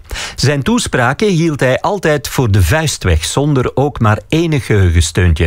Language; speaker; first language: Dutch; native; Dutch